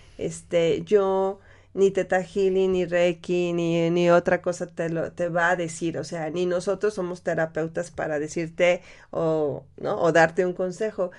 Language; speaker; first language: Spanish; native; Spanish